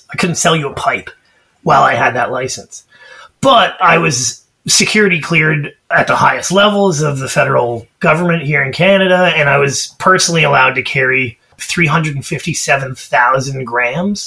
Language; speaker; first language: English; native; English